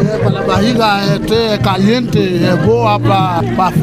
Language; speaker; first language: Spanish; non-native, learner; Haitian Creole